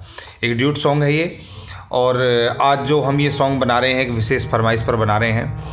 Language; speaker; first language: Hindi; native; Hindi